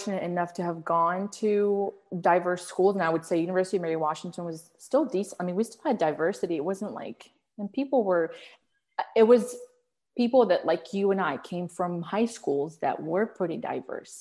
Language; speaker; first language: English; early bilingual, other home language; Arabic